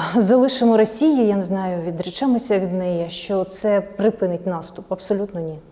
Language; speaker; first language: Ukrainian; native; Ukrainian